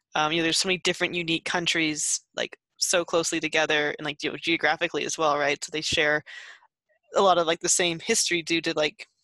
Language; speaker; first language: English; native; English